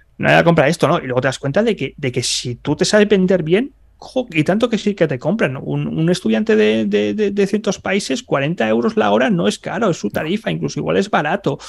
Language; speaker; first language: Spanish; native; Spanish